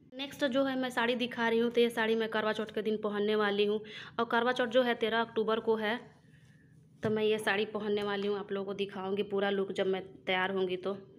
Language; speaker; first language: Hindi; native; Hindi